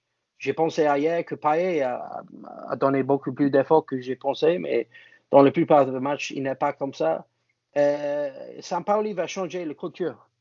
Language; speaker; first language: French; non-native, fluent; English